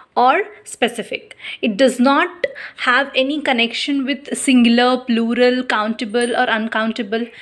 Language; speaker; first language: English; non-native, local second language; Hindi